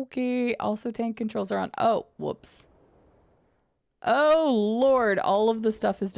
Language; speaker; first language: English; native; English